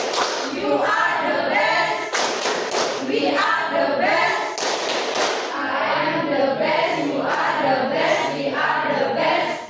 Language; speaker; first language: English; non-native, learner; Indonesian